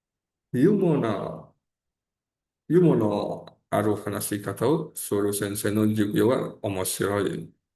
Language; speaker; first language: Japanese; non-native, learner; Indonesian